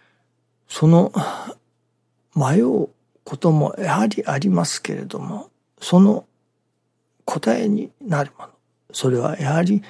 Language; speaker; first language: Japanese; native; Japanese